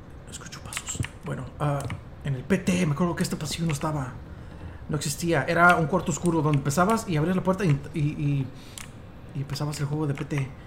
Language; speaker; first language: Spanish; native; Spanish